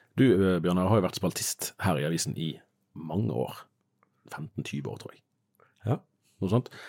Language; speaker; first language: Norwegian; native; Norwegian